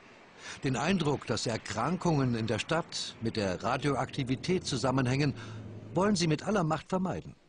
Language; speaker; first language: German; native; German